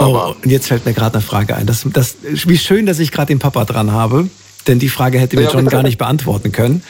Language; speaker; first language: German; native; German